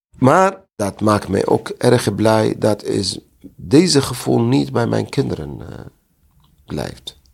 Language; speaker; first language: Dutch; non-native, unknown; Arabic